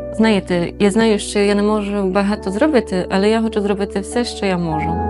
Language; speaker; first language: Ukrainian; non-native, learner; Polish